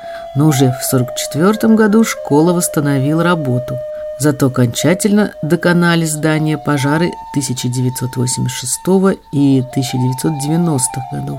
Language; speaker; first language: Russian; native; Russian